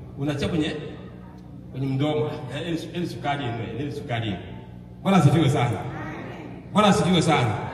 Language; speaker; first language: Swahili; non-native, local second language; Bembe